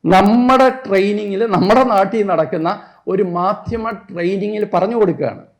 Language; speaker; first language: Malayalam; native; Malayalam